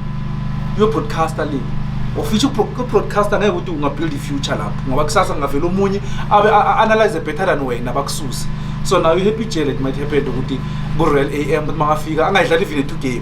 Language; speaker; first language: English; non-native, local second language; Zulu